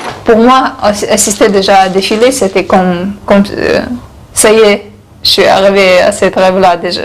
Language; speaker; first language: French; non-native, fluent; Chechen